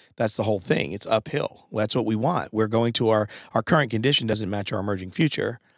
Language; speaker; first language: English; native; English